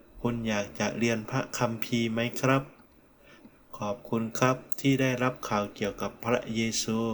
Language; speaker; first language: Thai; non-native, fluent; Korean